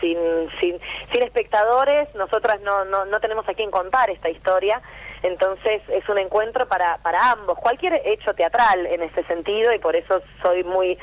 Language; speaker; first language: Spanish; native; Spanish